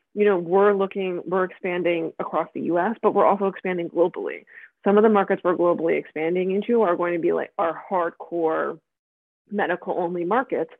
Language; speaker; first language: English; native; English